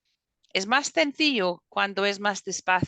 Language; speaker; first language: Spanish; non-native, fluent; English